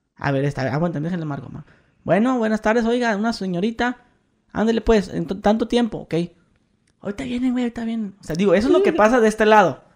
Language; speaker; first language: Spanish; native; Spanish